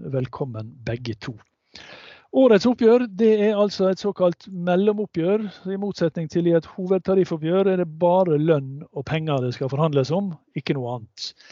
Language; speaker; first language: Norwegian; native; Norwegian